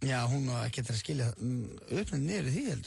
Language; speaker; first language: Icelandic; native; Icelandic